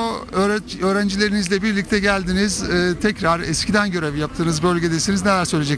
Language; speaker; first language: Turkish; native; Turkish